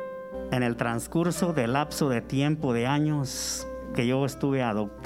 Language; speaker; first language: Spanish; native; Spanish